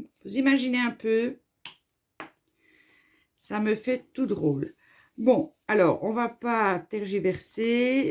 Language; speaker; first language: French; native; French